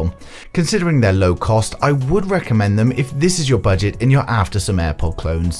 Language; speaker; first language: English; native; English